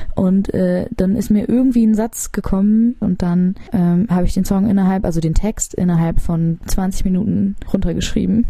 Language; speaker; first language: German; native; German